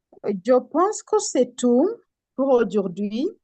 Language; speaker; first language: French; non-native, fluent; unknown